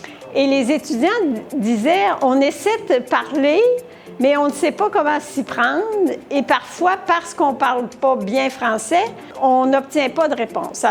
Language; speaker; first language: French; native; French